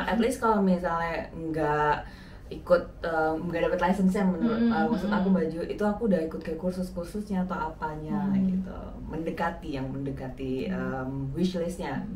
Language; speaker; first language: Indonesian; native; Indonesian